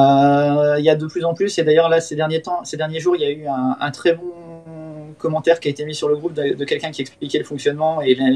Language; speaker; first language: French; native; French